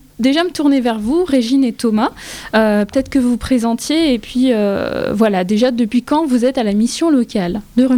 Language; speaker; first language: French; native; French